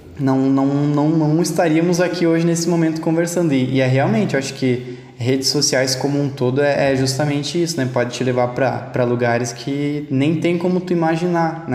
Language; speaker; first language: Portuguese; native; Portuguese